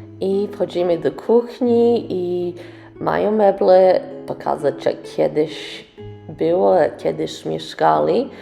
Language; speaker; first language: Polish; early bilingual, heritage; English